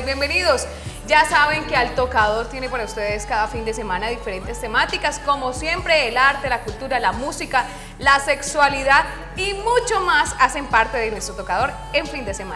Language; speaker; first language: Spanish; native; Spanish